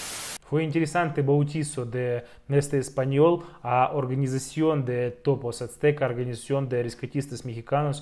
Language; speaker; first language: Spanish; non-native, fluent; Russian